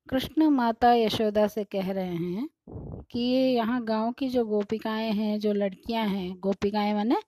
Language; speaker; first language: Hindi; non-native, local second language; Kannada